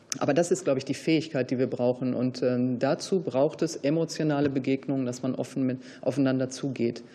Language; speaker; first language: German; native; German